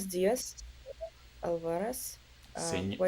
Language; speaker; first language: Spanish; non-native, learner; Russian